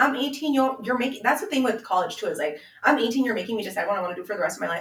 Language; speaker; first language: English; early bilingual, other home language; Spanish